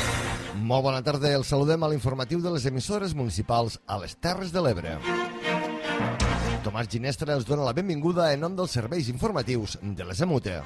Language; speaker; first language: Catalan; native; Catalan